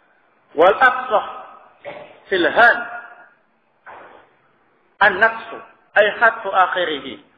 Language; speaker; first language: Arabic; non-native, fluent; Indonesian